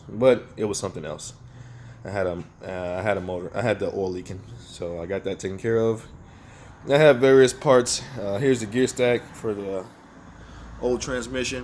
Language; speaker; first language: English; native; English